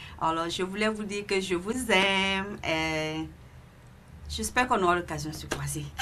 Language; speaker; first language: French; non-native, local second language; Mandingo